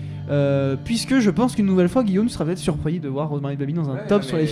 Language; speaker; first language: French; native; French